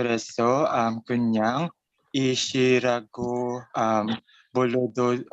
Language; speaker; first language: Korean; non-native, learner; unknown